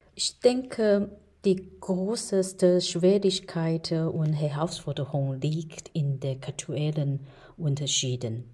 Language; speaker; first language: German; non-native, fluent; Chinese